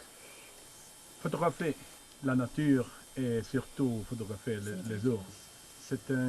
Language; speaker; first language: French; non-native, learner; Swedish